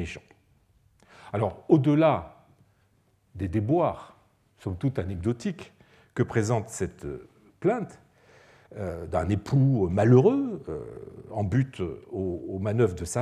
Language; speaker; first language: French; native; French